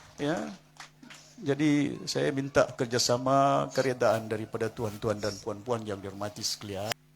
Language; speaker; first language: Malay; non-native, local second language; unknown